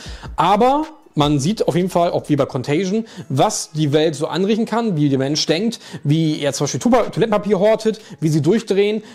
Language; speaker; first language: German; native; German